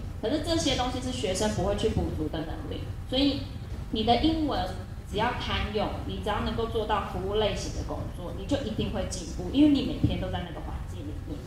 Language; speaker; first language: Chinese; native; Chinese